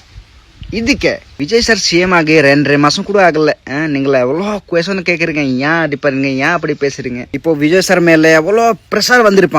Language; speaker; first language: Tamil; non-native, learner; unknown